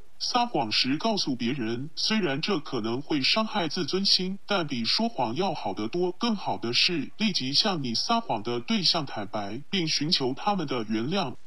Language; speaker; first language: Chinese; non-native, local second language; Cantonese